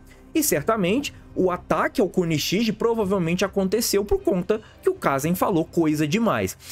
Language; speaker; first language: Portuguese; native; Portuguese